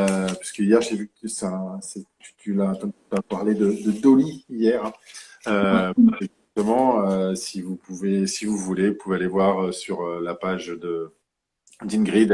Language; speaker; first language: French; native; French